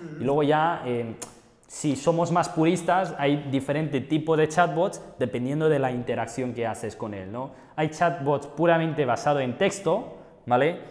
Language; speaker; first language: Spanish; non-native, fluent; Chinese